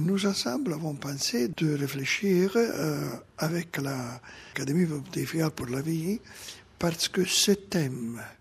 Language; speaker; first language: French; non-native, fluent; Italian